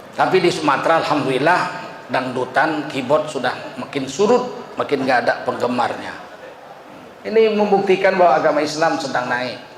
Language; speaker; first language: Indonesian; native; Indonesian